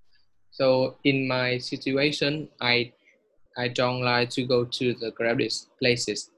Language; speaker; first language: English; non-native, learner; Vietnamese